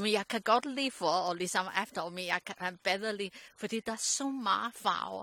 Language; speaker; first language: Danish; non-native, learner; Chinese